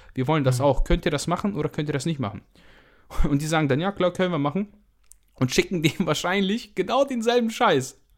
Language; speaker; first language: German; early bilingual, other home language; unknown